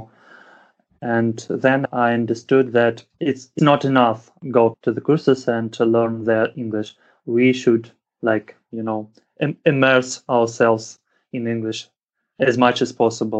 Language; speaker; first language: English; non-native, fluent; Russian